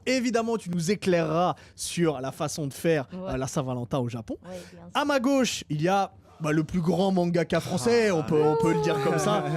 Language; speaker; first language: French; native; French